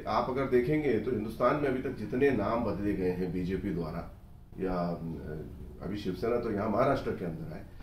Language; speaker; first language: Hindi; non-native, local second language; Urdu